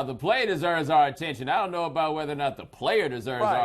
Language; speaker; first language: English; native; English